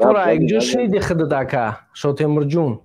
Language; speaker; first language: Persian; native; Persian